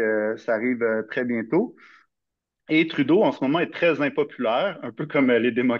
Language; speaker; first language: French; native; French